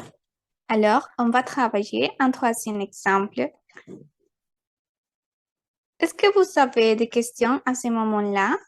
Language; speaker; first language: French; non-native, fluent; Spanish